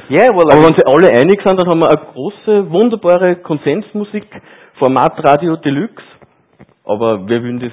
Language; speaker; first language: German; native; German